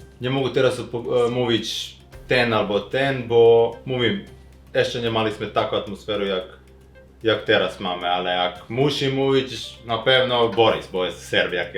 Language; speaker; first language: Polish; non-native, learner; Serbian